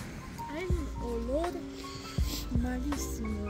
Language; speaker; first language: Spanish; non-native, fluent; Polish